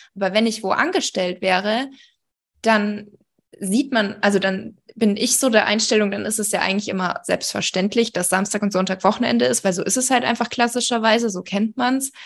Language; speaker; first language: German; native; German